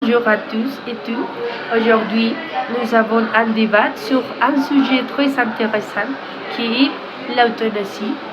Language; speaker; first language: French; non-native, learner; Spanish